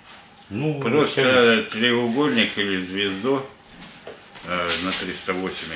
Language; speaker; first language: Russian; native; Russian